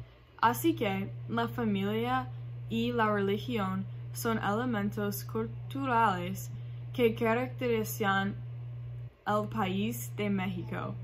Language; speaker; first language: Spanish; non-native, learner; English